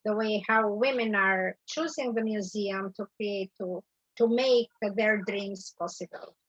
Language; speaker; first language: English; non-native, learner; Albanian